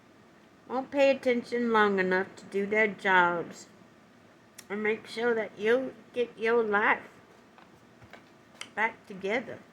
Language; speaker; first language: English; native; English